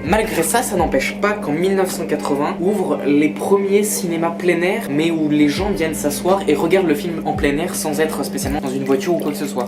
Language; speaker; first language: French; native; French